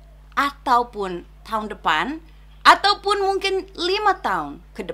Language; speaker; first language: Indonesian; non-native, fluent; English